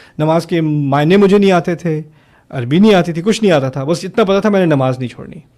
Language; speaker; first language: Urdu; early bilingual, heritage; German